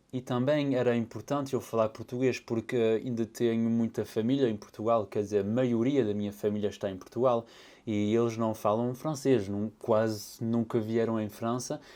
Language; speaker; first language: Portuguese; early bilingual, heritage; Portuguese